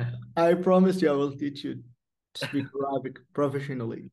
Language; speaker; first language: English; non-native, fluent; Arabic